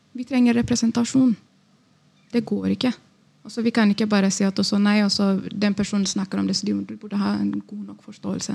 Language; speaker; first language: Norwegian; non-native, fluent; Amharic